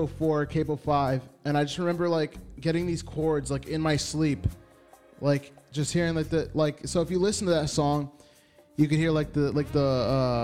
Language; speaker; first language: English; native; English